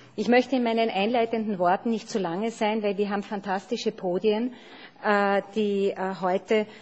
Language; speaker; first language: German; native; German